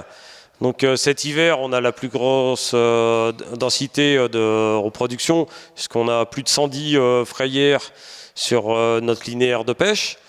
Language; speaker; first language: French; native; French